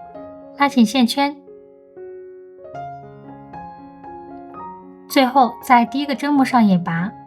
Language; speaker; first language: Chinese; native; Chinese